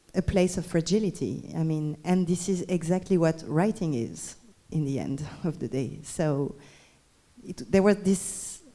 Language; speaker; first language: English; non-native, fluent; French